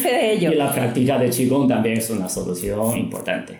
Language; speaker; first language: Spanish; non-native, fluent; Chinese